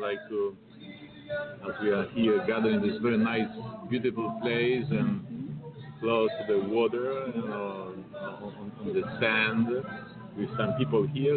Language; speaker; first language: English; non-native, fluent; Polish